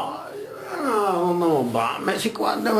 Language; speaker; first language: Japanese; native; Japanese